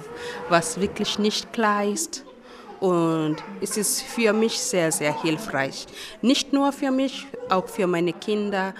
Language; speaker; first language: German; non-native, learner; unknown